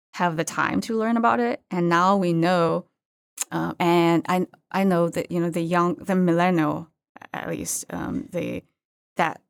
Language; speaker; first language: English; non-native, fluent; Chinese